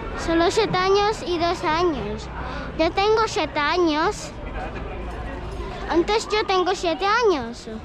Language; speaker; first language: Spanish; early bilingual, other home language; Filipino